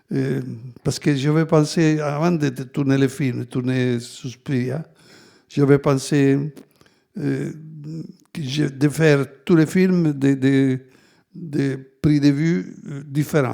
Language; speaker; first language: French; non-native, fluent; Italian